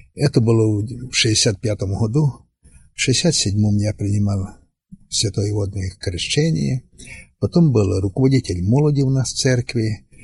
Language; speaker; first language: Russian; non-native, local second language; Rusyn